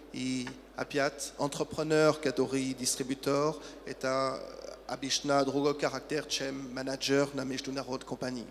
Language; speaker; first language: Russian; non-native, learner; French